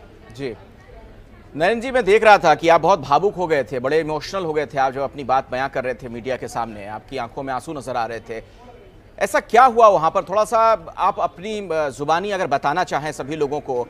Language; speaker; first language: Hindi; native; Hindi